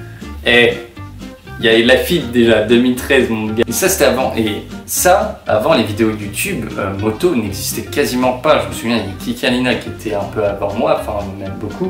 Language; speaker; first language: French; native; French